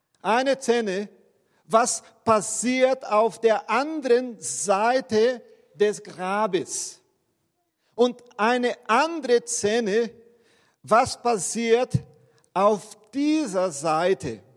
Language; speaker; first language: German; non-native, fluent; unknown